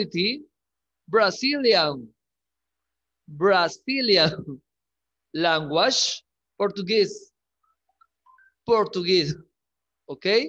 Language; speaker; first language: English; non-native, learner; Spanish